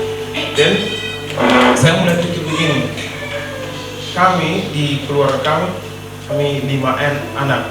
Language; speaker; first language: Indonesian; non-native, learner; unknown